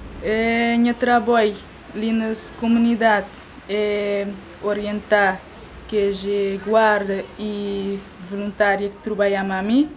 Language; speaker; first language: Portuguese; non-native, local second language; Kabuverdianu